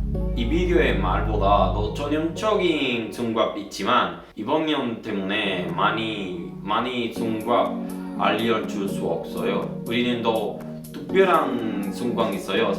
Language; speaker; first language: Korean; non-native, learner; Spanish